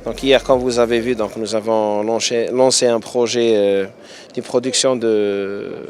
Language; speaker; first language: French; non-native, local second language; Arabic